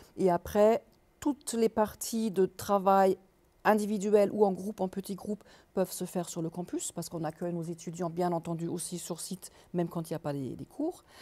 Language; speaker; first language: French; native; French